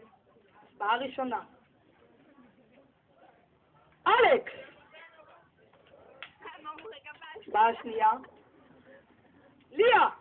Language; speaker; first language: Hebrew; native; Hebrew